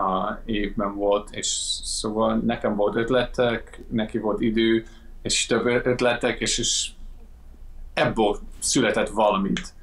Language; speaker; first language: Hungarian; non-native, fluent; English